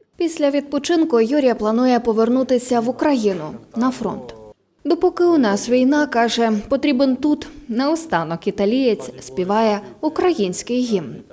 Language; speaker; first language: Ukrainian; native; Ukrainian